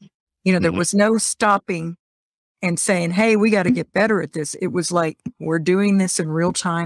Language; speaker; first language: English; native; English